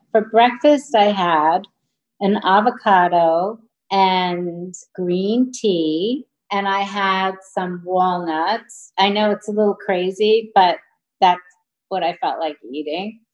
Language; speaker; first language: English; native; English